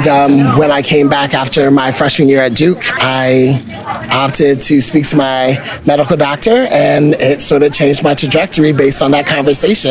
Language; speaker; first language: English; native; English